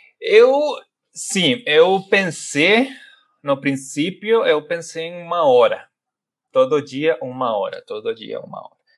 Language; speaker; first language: Portuguese; non-native, fluent; Spanish